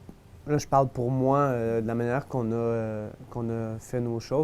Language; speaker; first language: French; native; French